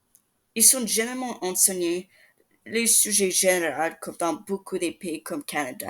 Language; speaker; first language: French; non-native, learner; English